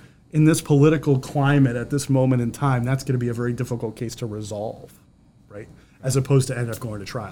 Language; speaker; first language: English; native; English